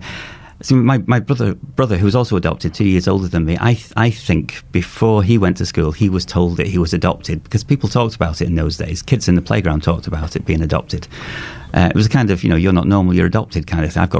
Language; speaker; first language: English; native; English